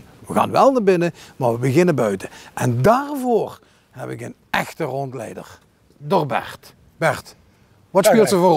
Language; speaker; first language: Dutch; native; Dutch